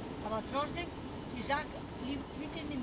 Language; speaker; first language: German; non-native, fluent; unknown